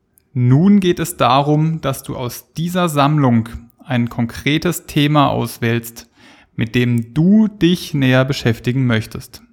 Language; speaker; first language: German; native; German